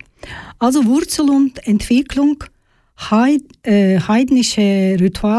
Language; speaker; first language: German; non-native, learner; Georgian